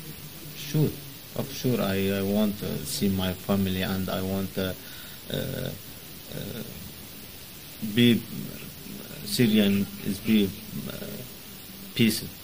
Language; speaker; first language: English; non-native, learner; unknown